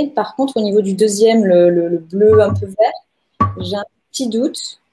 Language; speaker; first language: French; native; French